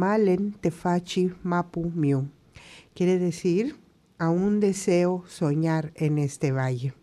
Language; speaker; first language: Spanish; native; Spanish